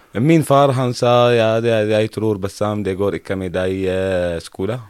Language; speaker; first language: Norwegian; non-native, learner; Arabic